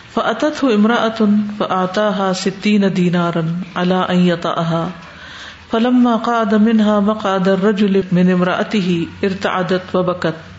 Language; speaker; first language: Urdu; native; Urdu